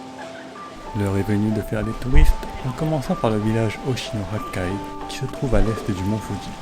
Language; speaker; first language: French; native; French